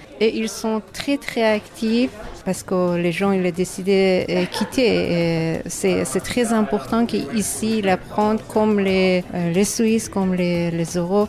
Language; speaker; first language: French; non-native, learner; Persian